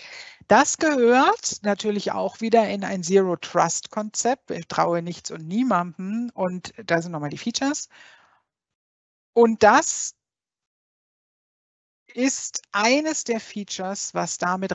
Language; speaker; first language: German; native; German